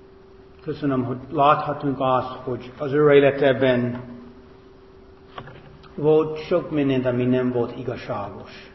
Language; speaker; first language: Hungarian; non-native, fluent; English